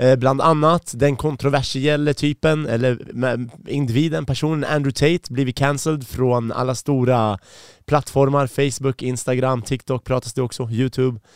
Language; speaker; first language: Swedish; early bilingual, other home language; Persian